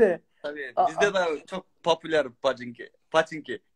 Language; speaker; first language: Turkish; non-native, learner; Kyrgyz